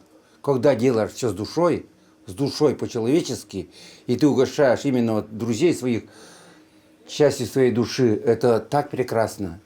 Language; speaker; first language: Russian; native; Russian